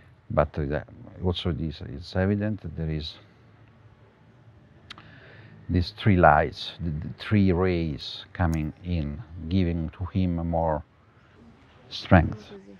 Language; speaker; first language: English; non-native, fluent; Italian